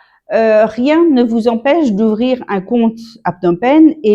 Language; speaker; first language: French; native; French